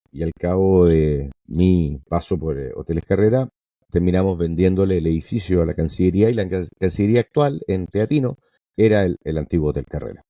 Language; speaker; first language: Spanish; non-native, local second language; English